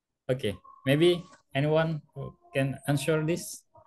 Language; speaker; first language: English; non-native, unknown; Indonesian